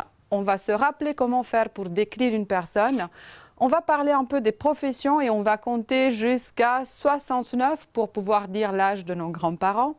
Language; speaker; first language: French; non-native, fluent; Romanian